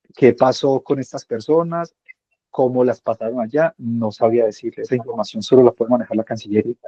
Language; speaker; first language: Spanish; native; Spanish